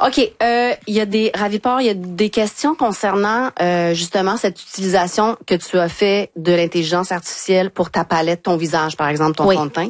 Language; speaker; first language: French; native; French